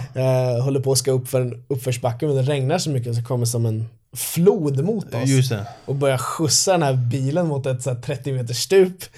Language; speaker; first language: Swedish; native; Swedish